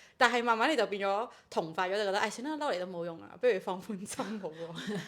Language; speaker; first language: Cantonese; native; Cantonese